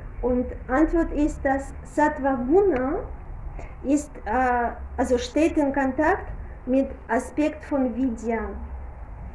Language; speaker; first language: German; non-native, fluent; Russian